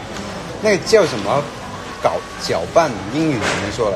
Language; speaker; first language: Chinese; non-native, local second language; Cantonese